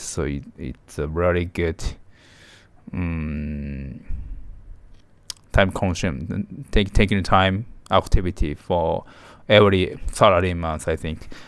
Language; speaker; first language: English; non-native, learner; Japanese